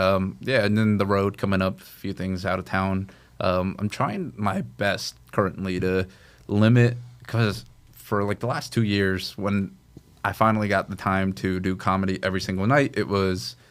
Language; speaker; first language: English; native; English